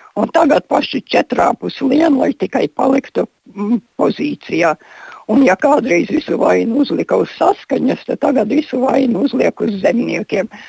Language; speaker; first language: Latvian; non-native, local second language; Russian